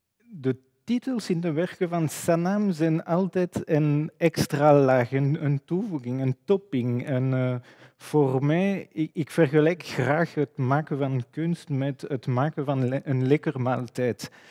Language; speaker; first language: Dutch; non-native, fluent; French